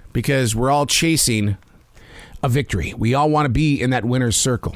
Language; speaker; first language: English; native; English